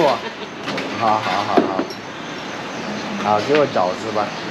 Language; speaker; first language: Chinese; non-native, learner; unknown